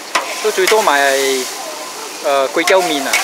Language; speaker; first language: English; non-native, local second language; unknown